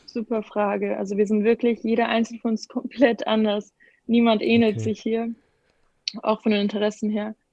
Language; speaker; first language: German; native; German